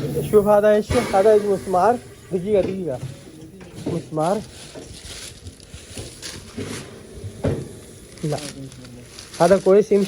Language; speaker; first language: Arabic; non-native, learner; Urdu